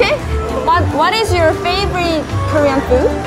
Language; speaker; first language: English; non-native, learner; Korean